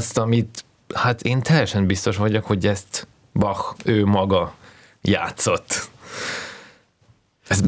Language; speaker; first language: Hungarian; non-native, fluent; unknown